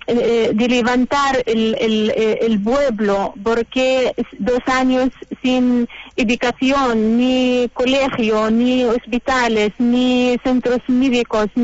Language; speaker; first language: Spanish; non-native, learner; Arabic